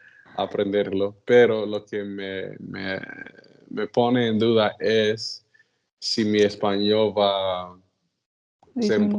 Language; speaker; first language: Spanish; non-native, fluent; English